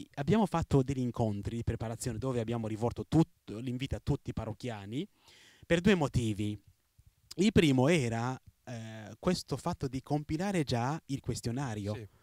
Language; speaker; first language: Italian; non-native, fluent; Rundi